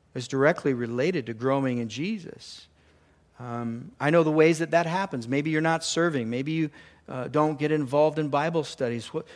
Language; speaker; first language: English; native; English